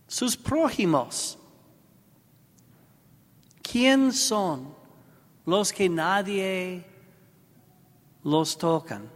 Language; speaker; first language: Spanish; non-native, learner; English